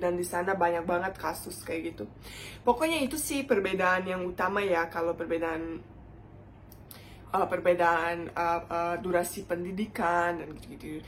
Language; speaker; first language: Indonesian; non-native, fluent; Bosnian